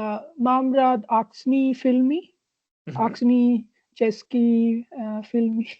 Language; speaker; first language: Czech; non-native, learner; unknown